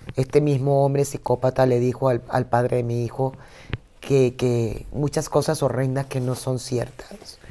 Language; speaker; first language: Spanish; native; Spanish